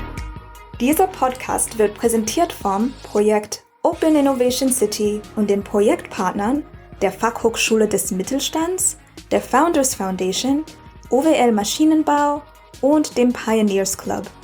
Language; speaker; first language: German; native; German